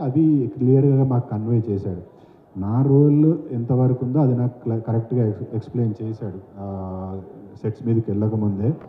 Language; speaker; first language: Telugu; native; Telugu